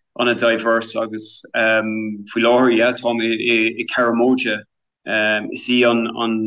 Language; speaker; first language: Irish; non-native, local second language; English